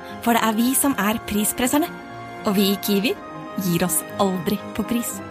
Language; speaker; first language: Norwegian; native; Norwegian